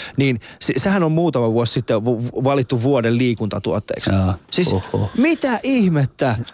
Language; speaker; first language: Finnish; early bilingual, other home language; Persian